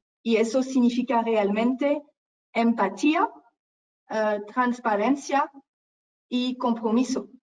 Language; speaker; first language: Spanish; non-native, fluent; French